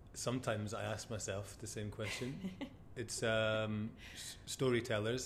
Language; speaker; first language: English; native; English